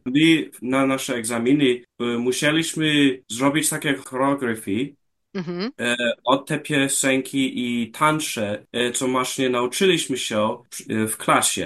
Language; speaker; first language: Polish; early bilingual, heritage; English